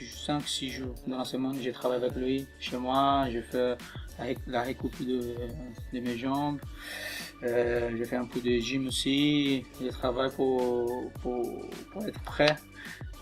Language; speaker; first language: French; non-native, fluent; Portuguese